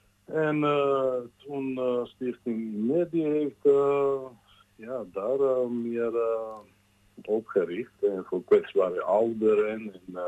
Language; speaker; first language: Dutch; non-native, learner; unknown